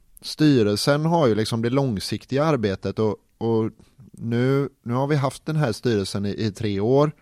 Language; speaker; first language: Swedish; native; Swedish